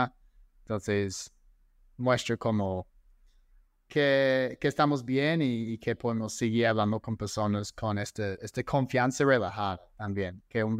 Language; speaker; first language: Spanish; non-native, fluent; English